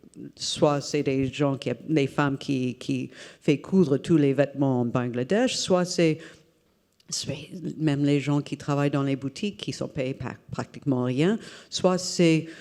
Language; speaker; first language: French; non-native, fluent; English